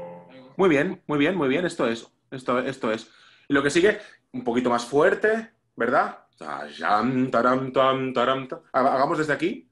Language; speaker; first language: Spanish; native; Spanish